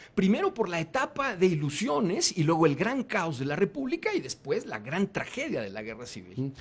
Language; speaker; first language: Spanish; native; Spanish